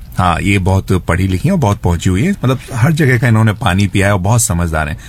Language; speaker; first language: Hindi; native; Hindi